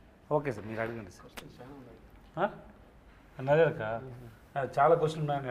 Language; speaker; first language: Telugu; non-native, learner; Tamil